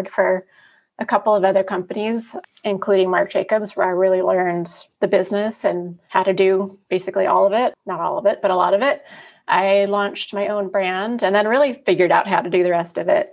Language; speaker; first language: English; native; English